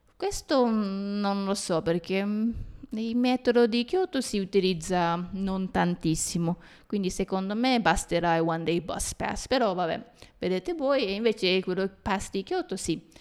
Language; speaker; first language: Italian; non-native, fluent; Japanese